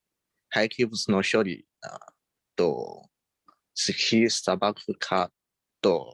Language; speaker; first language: Japanese; non-native, learner; Chinese